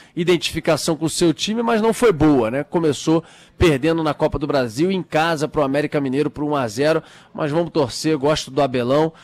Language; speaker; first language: Portuguese; native; Portuguese